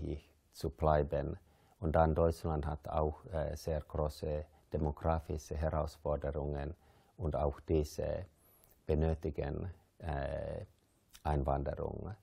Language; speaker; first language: German; non-native, fluent; Finnish